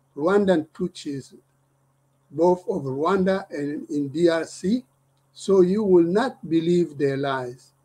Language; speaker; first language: English; non-native, fluent; Lingala